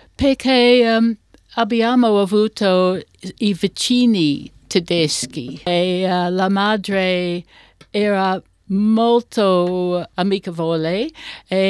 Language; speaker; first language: Italian; non-native, learner; English